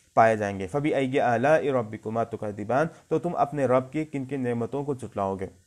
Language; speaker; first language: Hindi; native; Hindi